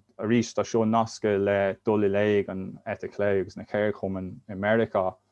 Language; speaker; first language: Irish; native; Irish